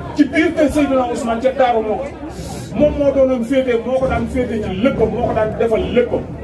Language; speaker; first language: Wolof; native; Wolof